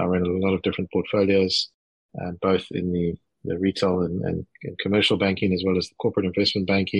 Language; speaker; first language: English; native; English